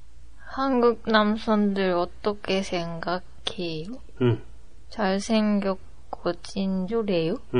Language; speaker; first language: Korean; non-native, learner; Japanese